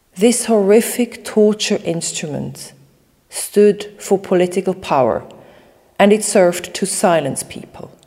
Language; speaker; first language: English; non-native, fluent; German